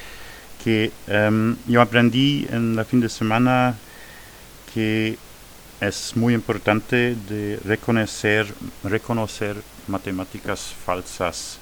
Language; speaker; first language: Spanish; non-native, fluent; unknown